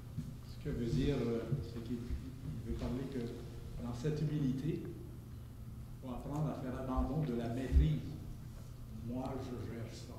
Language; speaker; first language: French; native; French